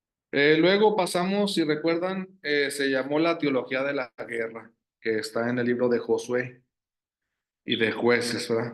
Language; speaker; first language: Spanish; native; Spanish